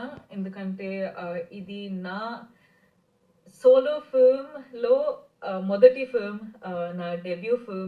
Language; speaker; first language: Telugu; non-native, fluent; Kannada